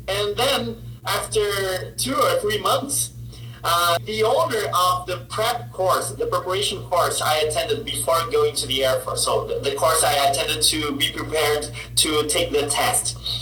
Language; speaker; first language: English; non-native, fluent; Portuguese